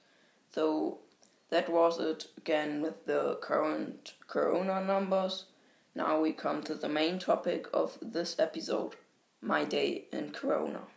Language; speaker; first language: English; non-native, fluent; German